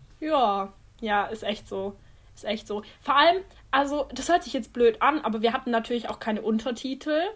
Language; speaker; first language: German; native; German